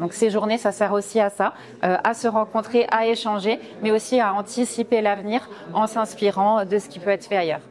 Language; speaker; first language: French; native; French